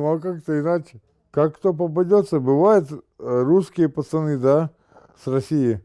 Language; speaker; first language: Russian; native; Russian